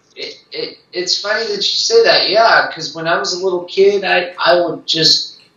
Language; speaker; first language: English; native; English